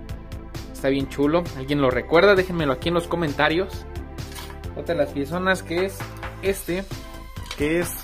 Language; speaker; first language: Spanish; native; Spanish